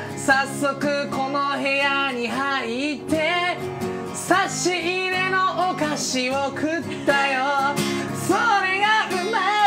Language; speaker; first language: Japanese; native; Japanese